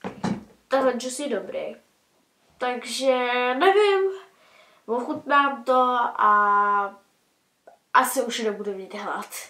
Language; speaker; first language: Czech; early bilingual, heritage; Czech